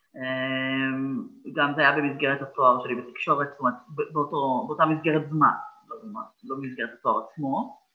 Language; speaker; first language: Hebrew; native; Hebrew